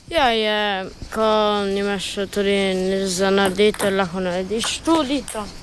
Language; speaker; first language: Slovenian; non-native, local second language; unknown